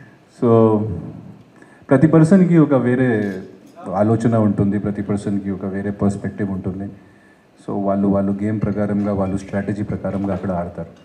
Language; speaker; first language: Telugu; non-native, fluent; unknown